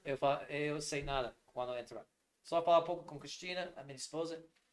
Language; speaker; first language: Portuguese; non-native, learner; English